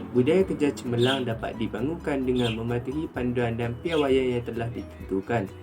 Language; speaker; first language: Malay; native; Malay